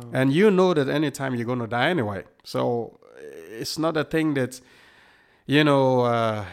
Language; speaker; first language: English; non-native, local second language; Krio